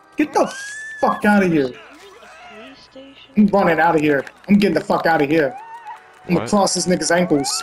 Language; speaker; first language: English; native; English